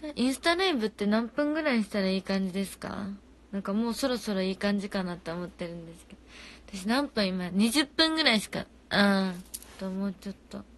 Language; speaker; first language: Japanese; native; Japanese